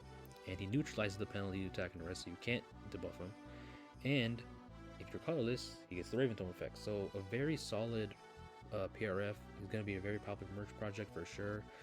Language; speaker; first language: English; native; English